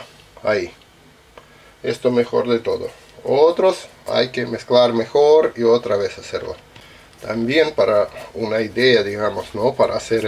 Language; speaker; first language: Spanish; non-native, learner; Russian